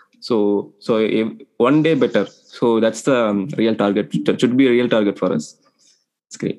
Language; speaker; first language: English; non-native, local second language; Tamil